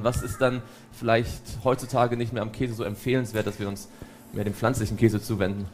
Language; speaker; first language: German; native; German